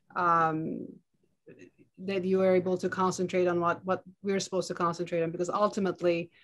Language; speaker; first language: English; non-native, fluent; Turkish